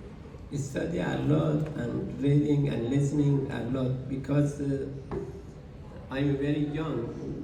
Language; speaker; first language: English; non-native, learner; Persian